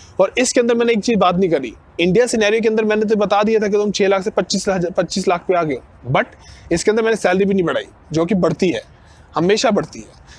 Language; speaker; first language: Hindi; non-native, local second language; Punjabi